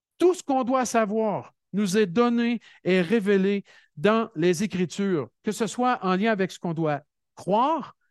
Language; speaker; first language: French; native; French